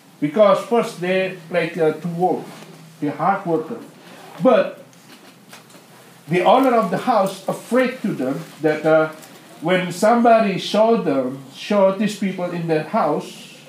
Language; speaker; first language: English; non-native, learner; Indonesian